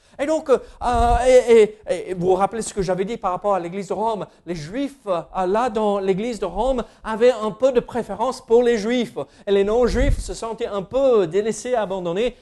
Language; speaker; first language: French; non-native, fluent; English